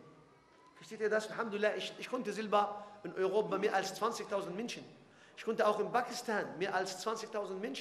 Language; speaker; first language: German; non-native, fluent; Arabic